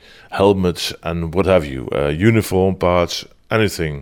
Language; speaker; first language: English; non-native, fluent; Dutch